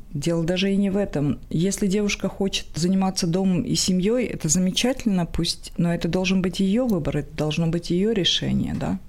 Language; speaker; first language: Russian; non-native, local second language; Tajik